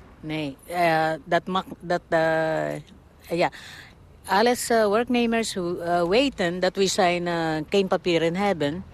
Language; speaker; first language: Dutch; non-native, learner; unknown